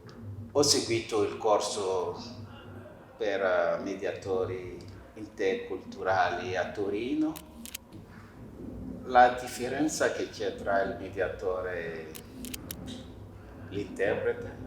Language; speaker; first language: Italian; non-native, fluent; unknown